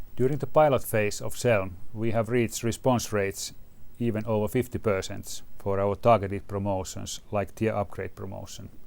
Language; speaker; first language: English; non-native, fluent; Finnish